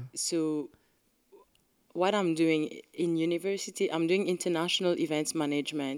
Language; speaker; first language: English; non-native, local second language; Morisyen